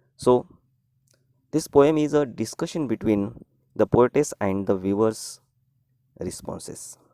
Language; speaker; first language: English; non-native, local second language; Marathi